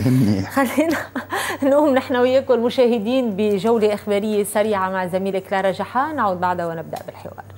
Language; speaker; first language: Arabic; native; Arabic